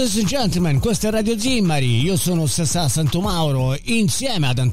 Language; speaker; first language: Italian; native; Italian